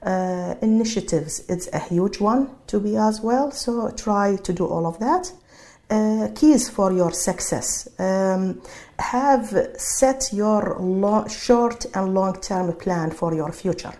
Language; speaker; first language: English; non-native, fluent; Arabic